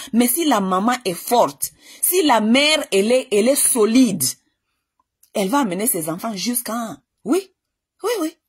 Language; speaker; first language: French; non-native, local second language; Lingala